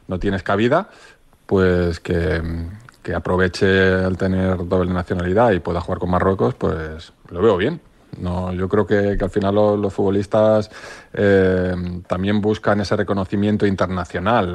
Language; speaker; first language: Spanish; native; Spanish